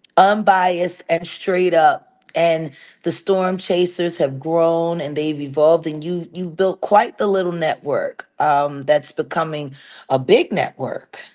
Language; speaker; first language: English; native; English